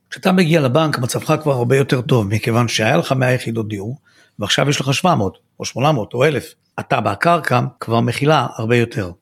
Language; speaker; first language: Hebrew; native; Hebrew